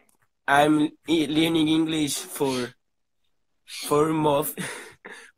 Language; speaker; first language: English; non-native, learner; Portuguese